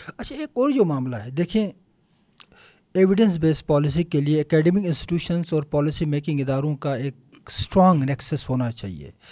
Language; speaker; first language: Urdu; non-native, local second language; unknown